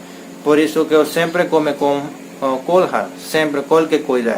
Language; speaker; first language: Portuguese; non-native, learner; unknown